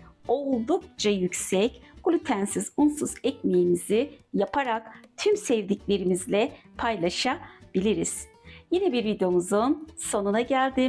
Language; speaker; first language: Turkish; native; Turkish